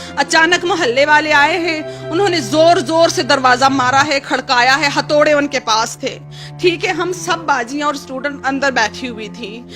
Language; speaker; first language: Urdu; non-native, local second language; Pashto